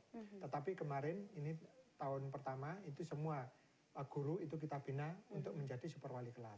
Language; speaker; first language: Indonesian; native; Indonesian